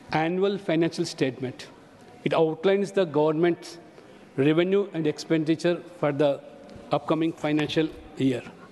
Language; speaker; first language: Hindi; non-native, local second language; Telugu